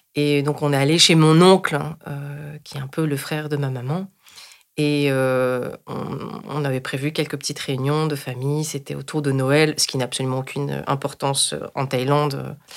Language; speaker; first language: French; native; French